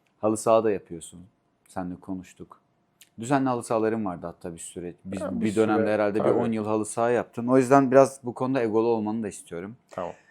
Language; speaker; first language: Turkish; native; Turkish